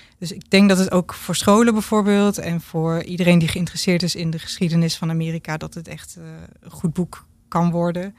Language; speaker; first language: Dutch; native; Dutch